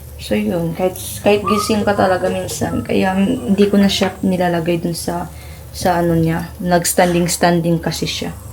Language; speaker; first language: Filipino; non-native, local second language; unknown